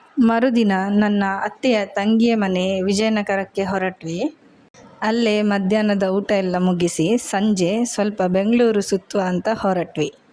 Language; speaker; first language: Kannada; native; Kannada